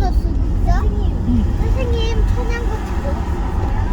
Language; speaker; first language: Korean; early bilingual, other home language; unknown